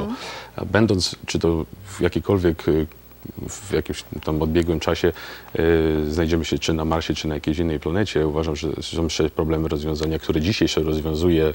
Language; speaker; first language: Polish; native; Polish